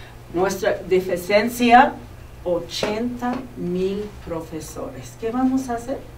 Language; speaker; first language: Spanish; non-native, fluent; English